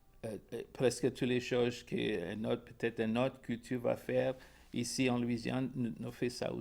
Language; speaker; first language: French; non-native, local second language; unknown